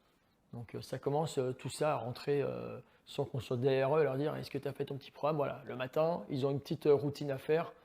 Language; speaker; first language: French; native; French